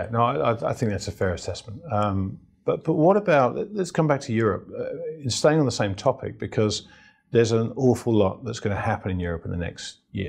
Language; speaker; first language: English; native; English